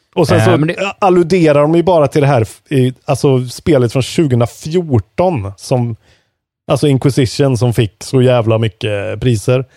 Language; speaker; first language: Swedish; native; Swedish